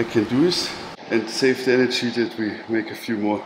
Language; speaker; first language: English; non-native, learner; German